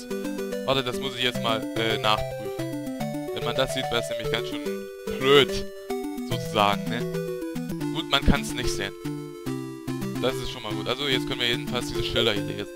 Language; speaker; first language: German; native; German